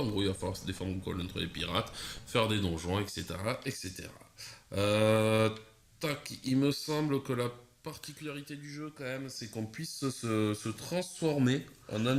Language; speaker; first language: French; native; French